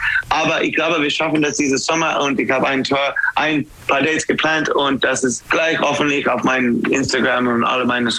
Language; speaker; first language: German; non-native, learner; English